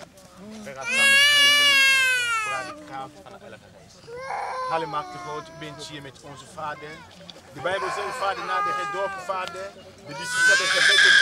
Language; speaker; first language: Dutch; non-native, learner; Portuguese